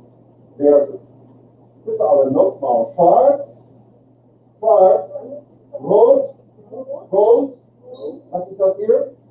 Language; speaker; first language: German; non-native, fluent; English